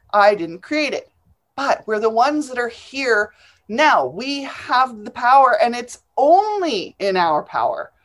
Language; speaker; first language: English; native; English